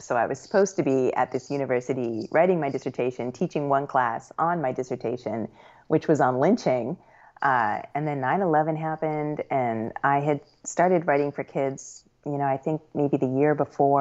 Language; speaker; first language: English; native; English